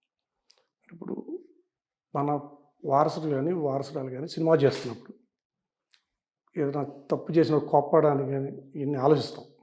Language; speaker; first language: Telugu; native; Telugu